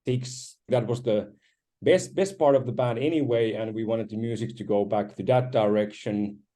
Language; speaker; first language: English; non-native, fluent; Finnish